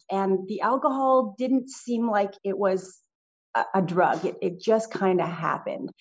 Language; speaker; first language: English; native; English